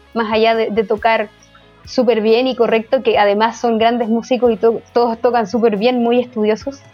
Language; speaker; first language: Spanish; native; Spanish